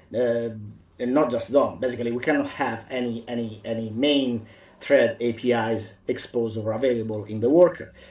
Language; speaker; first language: English; non-native, fluent; Italian